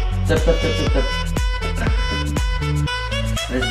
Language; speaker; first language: French; native; French